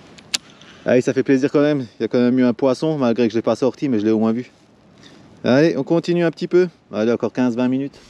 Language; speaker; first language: French; native; French